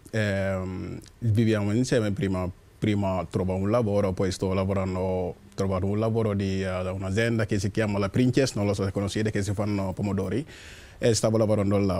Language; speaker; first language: Italian; non-native, learner; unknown